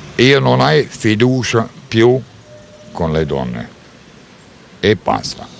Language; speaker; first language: Italian; non-native, learner; German